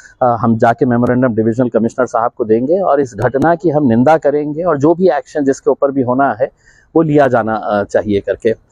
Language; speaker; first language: Urdu; native; Urdu